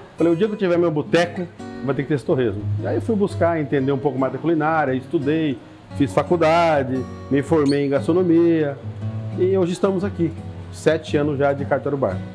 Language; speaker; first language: Portuguese; native; Portuguese